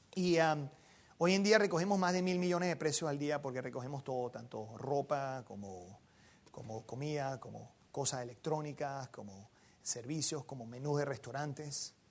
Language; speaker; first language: Spanish; native; Spanish